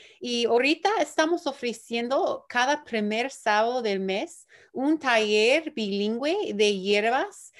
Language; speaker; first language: Spanish; early bilingual, heritage; Spanish